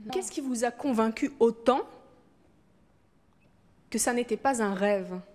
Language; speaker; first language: French; native; French